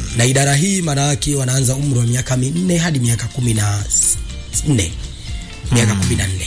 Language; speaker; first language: Swahili; native; Swahili